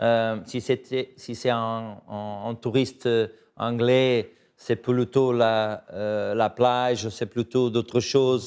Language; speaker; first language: French; non-native, fluent; Portuguese